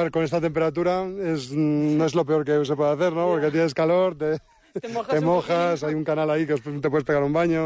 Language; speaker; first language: Spanish; native; Spanish